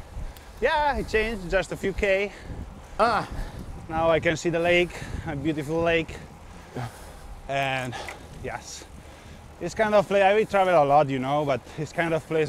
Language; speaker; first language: English; non-native, fluent; Italian